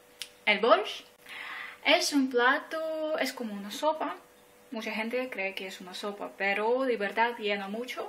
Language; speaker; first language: Spanish; non-native, fluent; Ukrainian